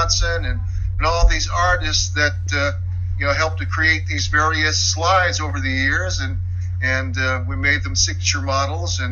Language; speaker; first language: English; native; English